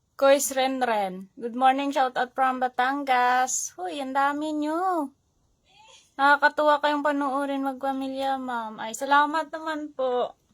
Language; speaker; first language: Filipino; non-native, local second language; Hiligaynon